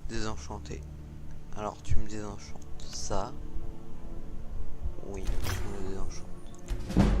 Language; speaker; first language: French; native; French